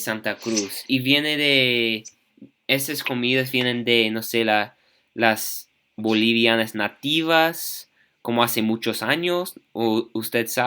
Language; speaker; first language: Spanish; non-native, fluent; English